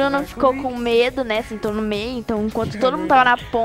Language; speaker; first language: Portuguese; native; Portuguese